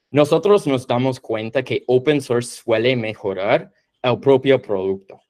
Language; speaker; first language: Spanish; non-native, fluent; English